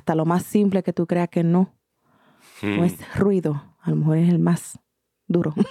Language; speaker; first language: Spanish; early bilingual, heritage; Spanish